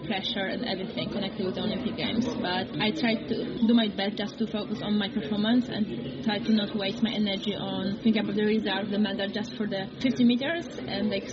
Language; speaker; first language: English; non-native, fluent; Polish